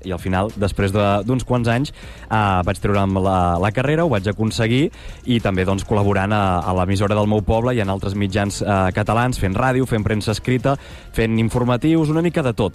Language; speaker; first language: Catalan; native; Catalan